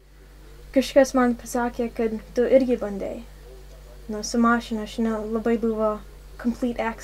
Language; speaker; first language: Lithuanian; early bilingual, other home language; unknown